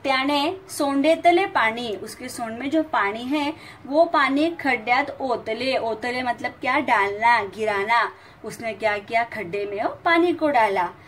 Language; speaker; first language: Hindi; non-native, local second language; Marathi